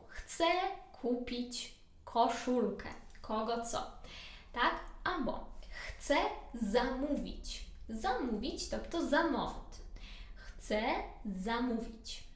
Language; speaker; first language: Polish; non-native, learner; Ukrainian